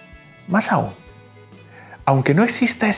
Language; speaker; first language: Spanish; native; Spanish